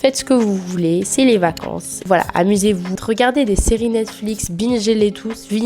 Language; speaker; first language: French; native; French